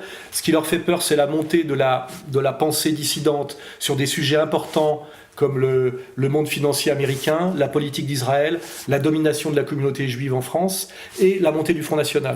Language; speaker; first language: French; native; French